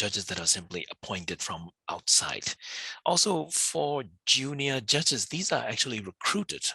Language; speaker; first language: English; non-native, fluent; Burmese